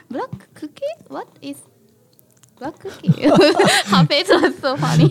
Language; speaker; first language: English; non-native, learner; Japanese